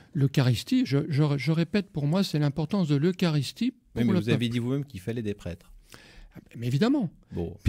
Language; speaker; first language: French; native; French